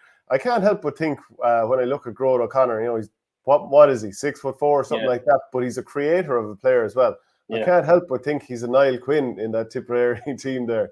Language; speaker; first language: English; native; English